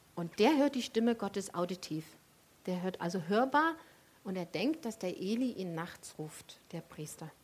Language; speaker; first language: German; native; German